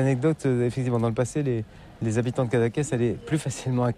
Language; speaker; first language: French; native; French